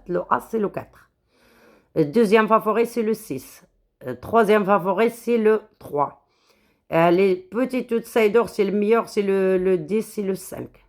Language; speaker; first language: French; non-native, local second language; Arabic